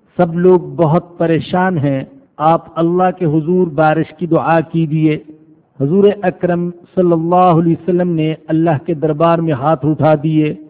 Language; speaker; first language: Urdu; non-native, local second language; Punjabi